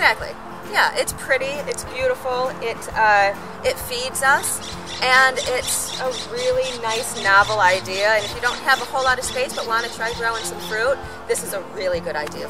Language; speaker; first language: English; native; English